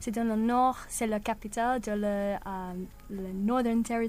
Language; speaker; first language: French; non-native, learner; English